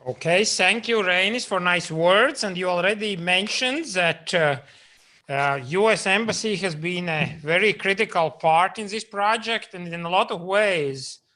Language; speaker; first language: English; non-native, fluent; Latvian